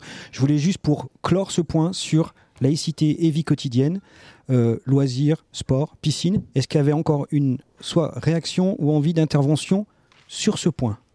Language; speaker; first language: French; native; French